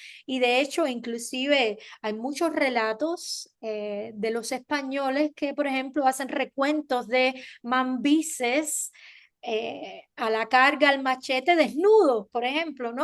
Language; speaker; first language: Spanish; native; Spanish